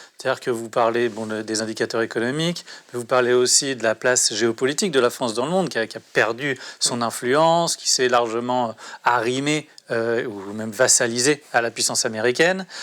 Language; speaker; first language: French; native; French